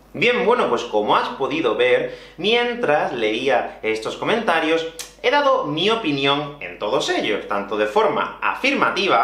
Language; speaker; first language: Spanish; native; Spanish